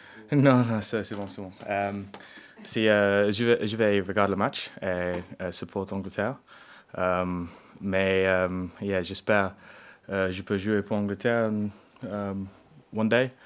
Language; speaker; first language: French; non-native, learner; English